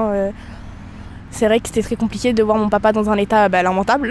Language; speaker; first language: French; native; French